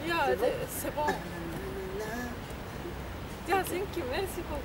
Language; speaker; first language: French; non-native, learner; Japanese